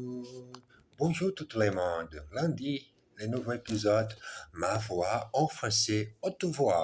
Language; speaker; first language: French; non-native, learner; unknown